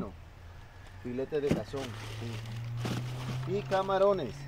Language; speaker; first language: Spanish; native; Spanish